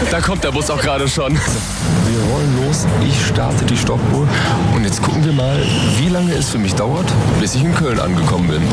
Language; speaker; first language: German; native; German